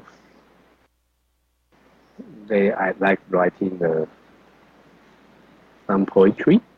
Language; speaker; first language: English; non-native, learner; Chinese